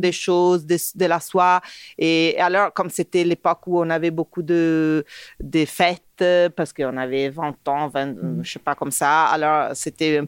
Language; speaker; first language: French; non-native, fluent; Italian